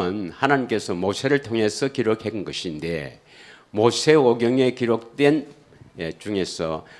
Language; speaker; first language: Korean; native; Korean